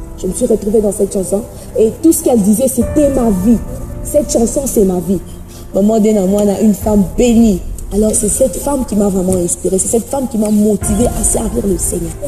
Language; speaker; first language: French; non-native, local second language; Swahili